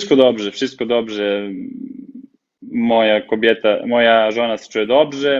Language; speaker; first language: Polish; non-native, fluent; Serbian